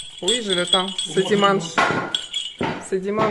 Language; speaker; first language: French; non-native, learner; Russian